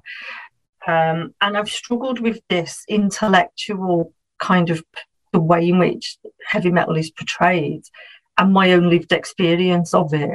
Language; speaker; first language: English; native; English